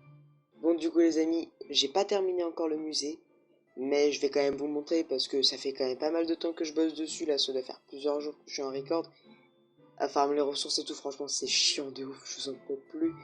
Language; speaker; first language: French; native; French